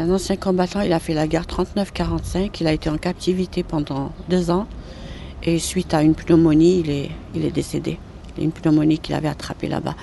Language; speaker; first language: French; non-native, local second language; Arabic